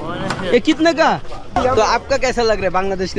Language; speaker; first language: Hindi; non-native, learner; Bangla